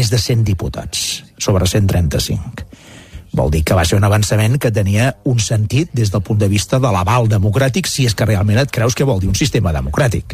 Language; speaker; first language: Catalan; native; Catalan